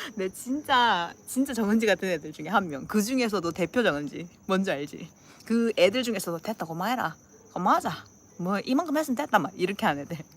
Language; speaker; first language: Korean; native; Korean